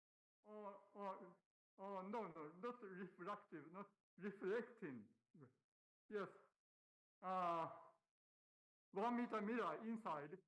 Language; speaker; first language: English; non-native, learner; Japanese